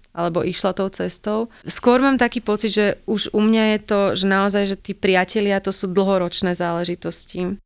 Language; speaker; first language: Slovak; native; Slovak